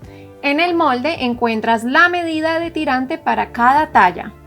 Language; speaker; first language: Spanish; native; Spanish